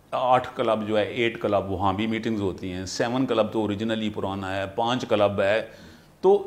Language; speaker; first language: Urdu; native; Urdu